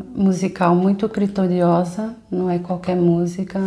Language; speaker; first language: Portuguese; native; Portuguese